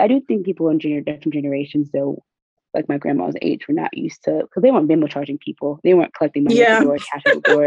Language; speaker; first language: English; native; English